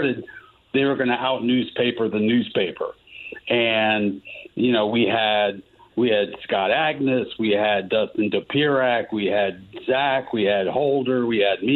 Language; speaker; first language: English; native; English